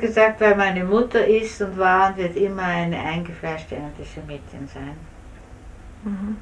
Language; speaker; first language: German; native; German